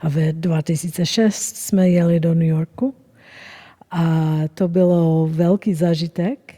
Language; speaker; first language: Czech; non-native, fluent; German